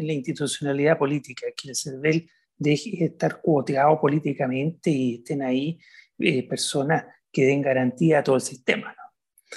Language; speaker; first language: Spanish; native; Spanish